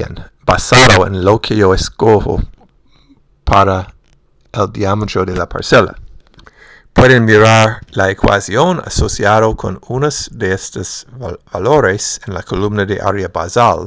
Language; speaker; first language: Spanish; non-native, fluent; English